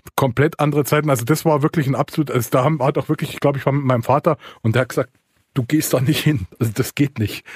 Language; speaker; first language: German; native; German